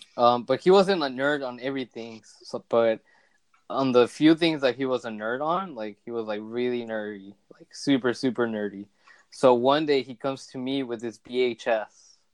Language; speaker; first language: English; early bilingual, other home language; Spanish